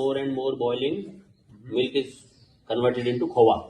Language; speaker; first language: English; non-native, local second language; Hindi